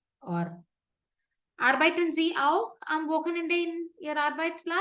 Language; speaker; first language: German; non-native, fluent; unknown